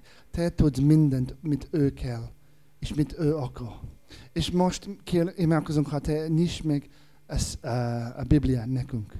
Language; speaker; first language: Hungarian; non-native, learner; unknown